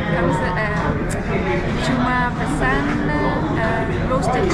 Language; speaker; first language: Indonesian; non-native, fluent; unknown